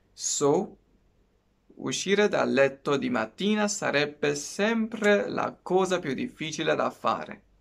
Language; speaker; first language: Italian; non-native, fluent; Persian